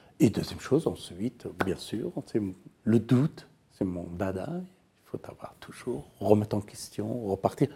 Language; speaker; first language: French; non-native, fluent; Persian